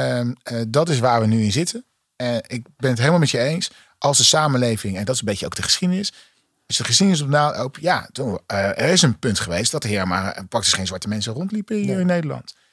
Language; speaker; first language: Dutch; native; Dutch